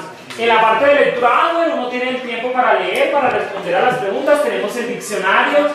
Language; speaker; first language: Spanish; native; Spanish